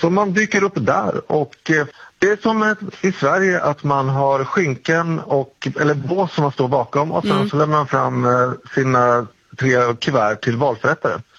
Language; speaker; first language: Swedish; native; Swedish